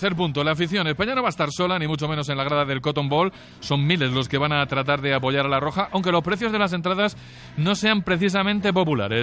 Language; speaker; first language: Spanish; native; Spanish